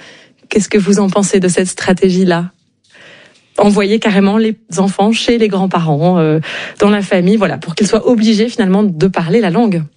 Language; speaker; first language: French; native; French